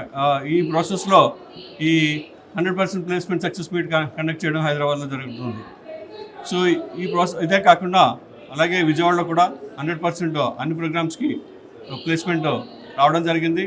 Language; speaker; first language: Telugu; native; Telugu